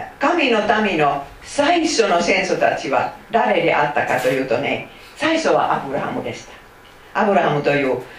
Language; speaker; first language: Japanese; non-native, fluent; Finnish